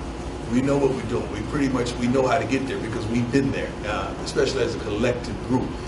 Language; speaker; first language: English; native; English